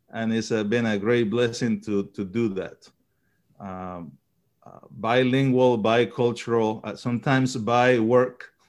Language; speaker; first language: English; early bilingual, other home language; Spanish